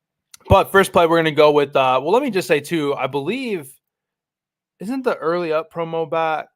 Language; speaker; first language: English; native; English